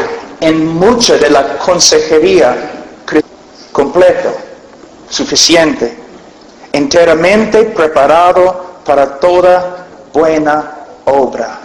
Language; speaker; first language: Spanish; non-native, fluent; English